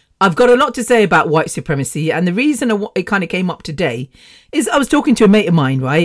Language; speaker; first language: English; native; English